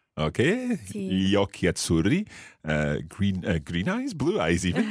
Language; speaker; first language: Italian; non-native, fluent; English